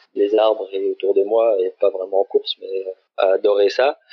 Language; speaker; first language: French; native; French